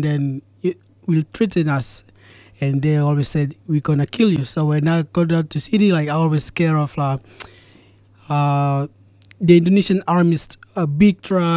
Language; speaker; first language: English; non-native, fluent; Indonesian